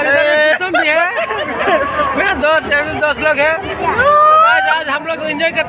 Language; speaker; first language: Hindi; non-native, local second language; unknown